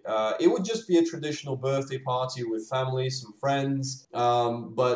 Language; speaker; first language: English; native; English